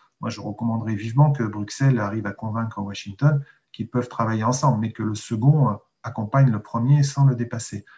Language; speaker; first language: French; native; French